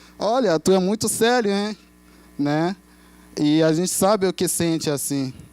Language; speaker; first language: Portuguese; non-native, fluent; Haitian Creole